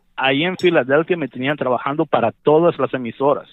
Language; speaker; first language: Spanish; early bilingual, heritage; Spanish